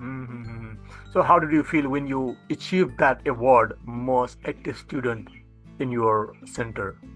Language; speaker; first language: English; non-native, fluent; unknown